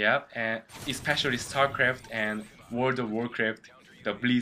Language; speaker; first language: English; non-native, learner; Korean